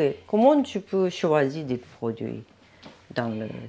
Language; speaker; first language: French; non-native, learner; Japanese